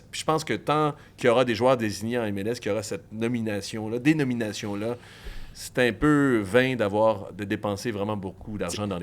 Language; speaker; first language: French; native; French